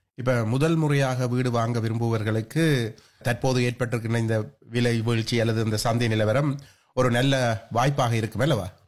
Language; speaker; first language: Tamil; native; Tamil